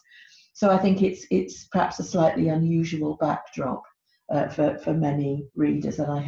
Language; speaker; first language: English; native; English